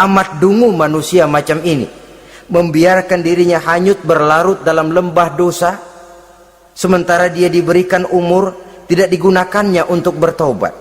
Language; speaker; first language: Indonesian; native; Indonesian